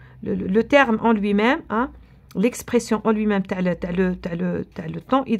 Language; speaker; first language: French; non-native, local second language; Arabic